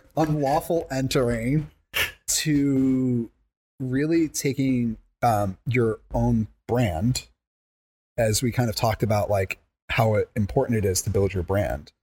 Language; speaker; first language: English; native; English